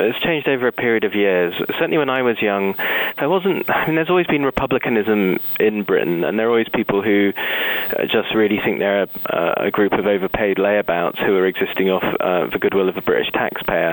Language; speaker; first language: English; native; English